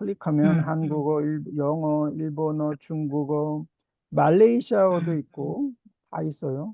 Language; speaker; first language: Korean; native; Korean